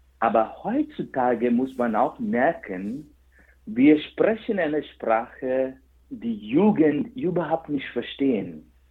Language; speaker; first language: German; non-native, fluent; Kannada